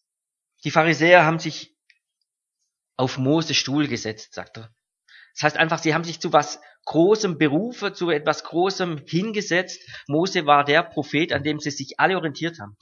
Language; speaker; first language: German; native; German